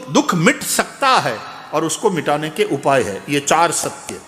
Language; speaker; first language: Hindi; non-native, local second language; Gujarati